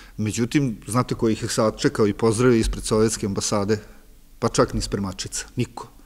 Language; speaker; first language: Serbian; native; Serbian